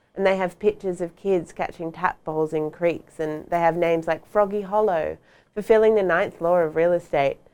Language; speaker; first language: English; native; English